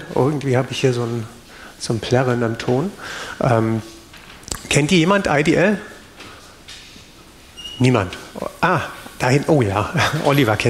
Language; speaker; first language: German; native; German